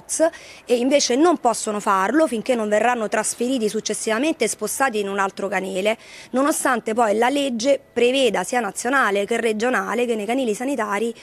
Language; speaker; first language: Italian; native; Italian